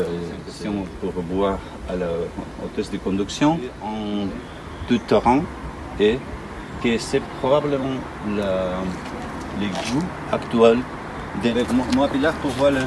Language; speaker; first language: French; non-native, learner; Spanish